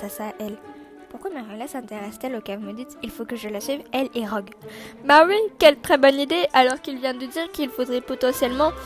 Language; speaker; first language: French; native; French